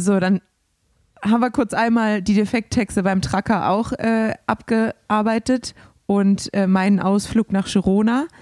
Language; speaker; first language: German; native; German